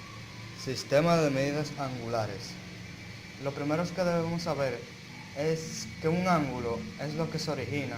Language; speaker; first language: Spanish; native; Spanish